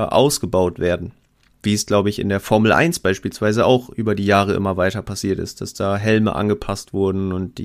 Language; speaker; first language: German; native; German